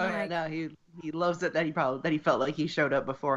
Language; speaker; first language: English; native; English